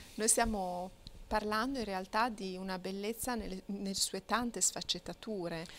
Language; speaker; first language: Italian; native; Italian